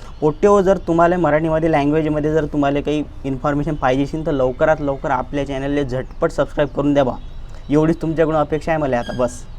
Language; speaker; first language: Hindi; non-native, local second language; Marathi